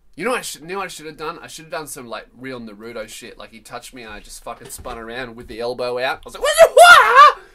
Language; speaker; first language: English; native; English